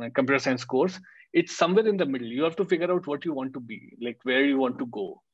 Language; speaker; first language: English; non-native, local second language; Hindi